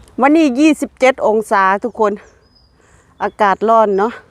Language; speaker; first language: Thai; non-native, local second language; Lao